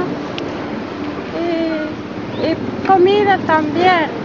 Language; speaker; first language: Spanish; non-native, learner; English